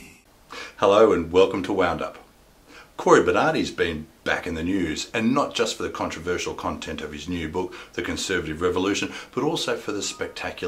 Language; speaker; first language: English; native; English